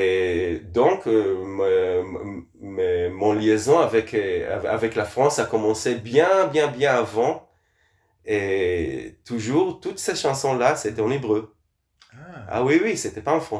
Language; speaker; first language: French; non-native, fluent; Hebrew